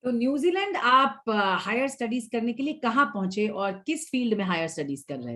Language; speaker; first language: Hindi; native; Hindi